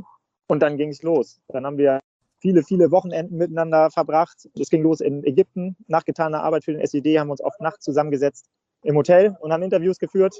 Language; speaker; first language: German; native; German